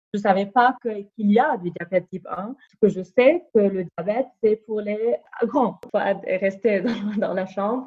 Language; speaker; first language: French; non-native, fluent; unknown